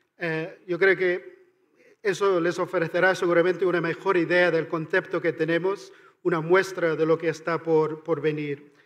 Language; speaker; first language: Spanish; non-native, fluent; Irish